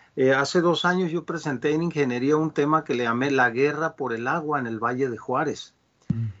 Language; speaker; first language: Spanish; native; Spanish